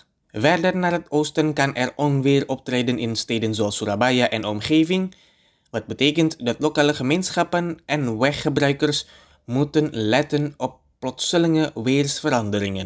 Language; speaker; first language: Dutch; non-native, fluent; Indonesian